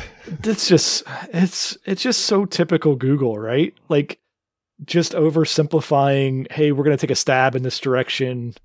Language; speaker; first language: English; native; English